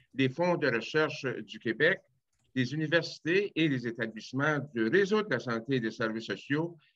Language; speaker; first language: French; native; French